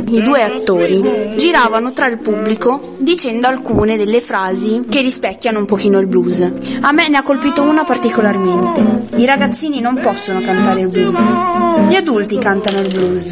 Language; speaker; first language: Italian; native; Italian